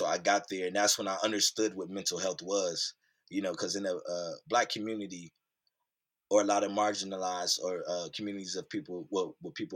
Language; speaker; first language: English; native; English